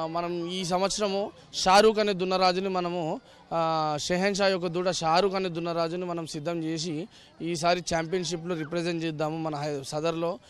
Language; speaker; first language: Telugu; native; Telugu